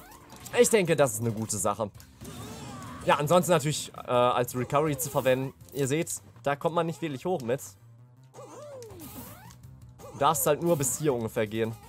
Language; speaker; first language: German; native; German